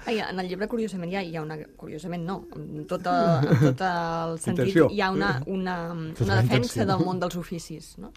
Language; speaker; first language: Catalan; native; Catalan